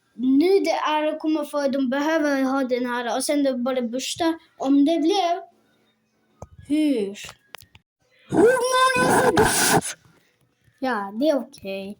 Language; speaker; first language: Swedish; non-native, local second language; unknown